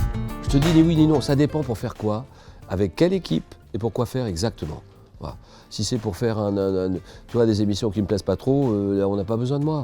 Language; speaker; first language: French; native; French